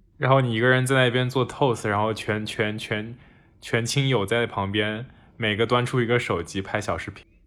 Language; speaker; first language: Chinese; native; Chinese